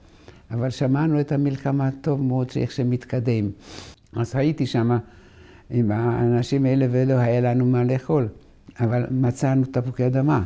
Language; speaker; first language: Hebrew; non-native, fluent; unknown